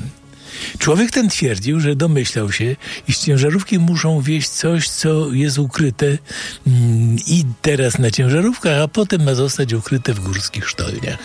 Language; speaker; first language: Polish; native; Polish